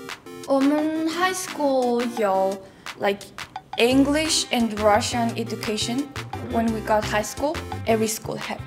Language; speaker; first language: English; non-native, learner; Mongolian